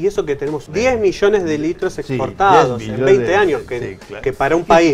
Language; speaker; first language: Spanish; native; Spanish